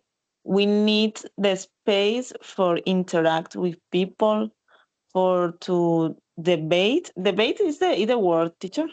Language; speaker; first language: English; non-native, learner; Spanish